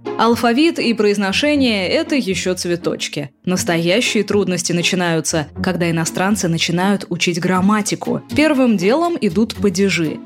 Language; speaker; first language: Russian; native; Russian